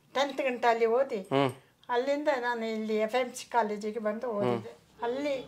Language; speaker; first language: Kannada; non-native, local second language; Kodava